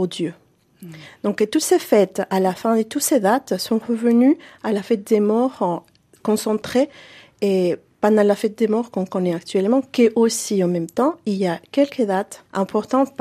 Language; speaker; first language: French; non-native, fluent; Spanish